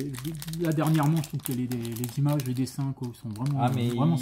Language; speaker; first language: French; native; French